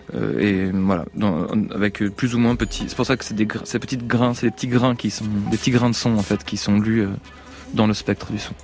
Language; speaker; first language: French; native; French